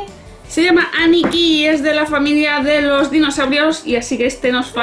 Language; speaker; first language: Spanish; native; Spanish